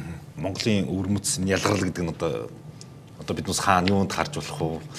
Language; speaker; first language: Mongolian; native; Mongolian